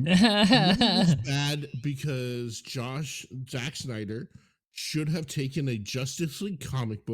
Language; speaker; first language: English; native; English